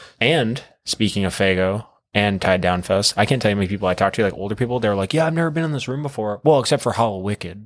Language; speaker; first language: English; native; English